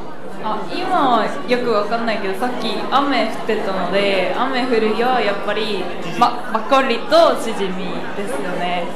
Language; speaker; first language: Japanese; non-native, fluent; Korean